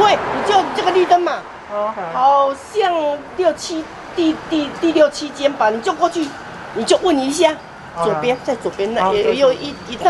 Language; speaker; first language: Chinese; native; Chinese